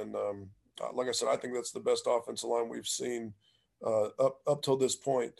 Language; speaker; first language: English; native; English